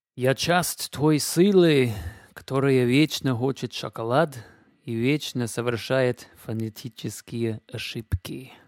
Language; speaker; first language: Russian; non-native, fluent; English